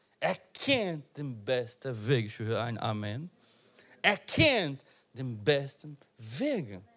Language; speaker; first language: German; non-native, learner; Portuguese